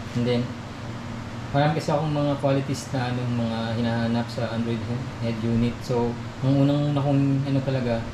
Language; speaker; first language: Filipino; non-native, local second language; Cebuano